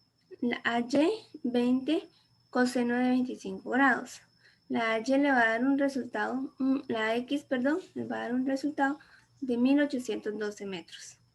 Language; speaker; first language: Spanish; native; Spanish